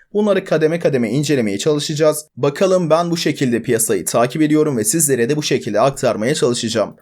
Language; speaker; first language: Turkish; native; Turkish